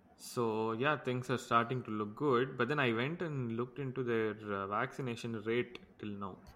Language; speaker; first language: English; non-native, local second language; Tamil